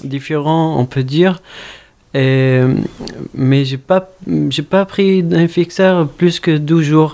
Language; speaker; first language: French; non-native, fluent; Arabic